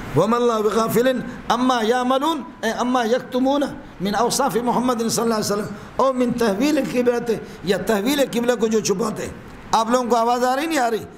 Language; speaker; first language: Urdu; non-native, local second language; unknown